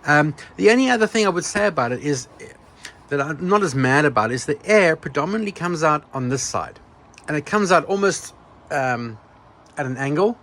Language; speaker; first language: English; native; English